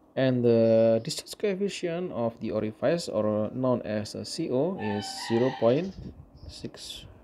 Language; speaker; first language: English; non-native, fluent; Indonesian